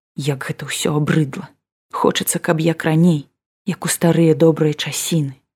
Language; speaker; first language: Belarusian; native; Belarusian